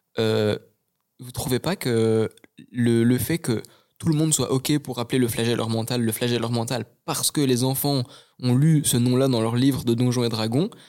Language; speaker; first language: French; native; French